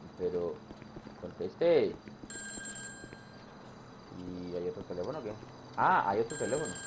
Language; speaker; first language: Spanish; native; Spanish